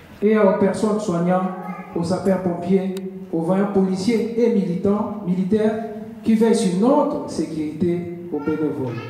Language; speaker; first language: French; non-native, learner; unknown